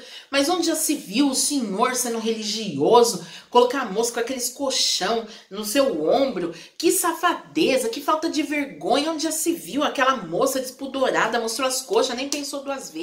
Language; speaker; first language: Portuguese; native; Portuguese